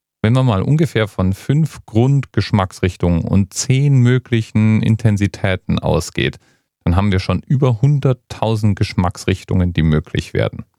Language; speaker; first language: German; native; German